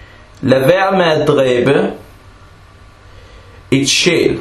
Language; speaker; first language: Danish; non-native, fluent; Arabic